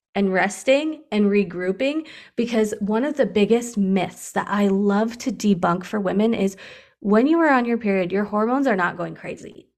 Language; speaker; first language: English; native; English